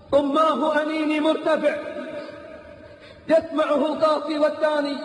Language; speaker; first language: Arabic; native; Arabic